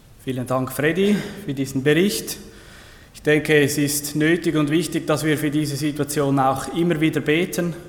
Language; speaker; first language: German; native; German